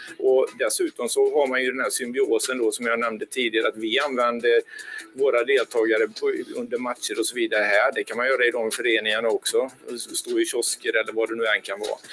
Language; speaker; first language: Swedish; native; Swedish